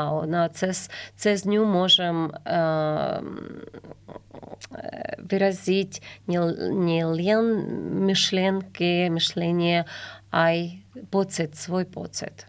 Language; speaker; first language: Slovak; non-native, learner; Ukrainian